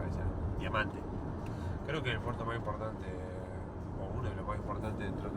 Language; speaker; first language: Spanish; native; Spanish